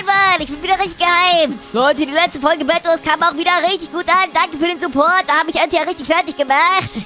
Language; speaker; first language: German; native; German